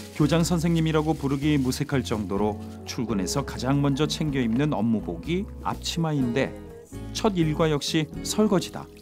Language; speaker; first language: Korean; native; Korean